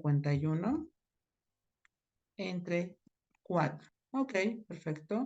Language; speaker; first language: Spanish; native; Spanish